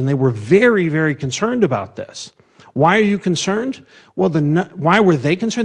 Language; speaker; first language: English; native; English